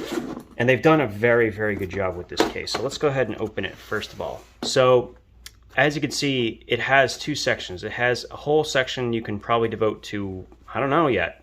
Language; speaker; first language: English; native; English